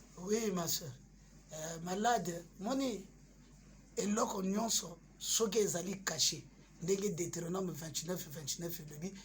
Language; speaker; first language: Lingala; native; Lingala